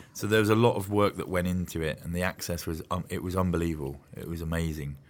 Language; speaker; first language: English; native; English